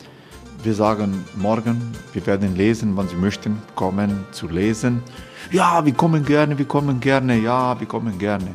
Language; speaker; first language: German; non-native, learner; Croatian